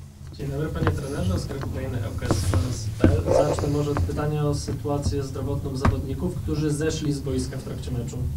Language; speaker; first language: Polish; native; Polish